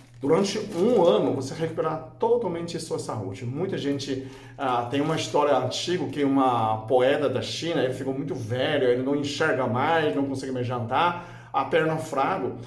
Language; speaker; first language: Portuguese; non-native, fluent; Chinese